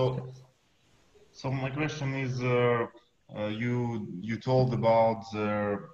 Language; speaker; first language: English; non-native, learner; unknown